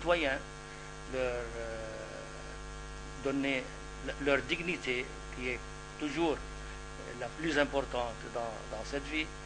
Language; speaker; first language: French; non-native, fluent; Arabic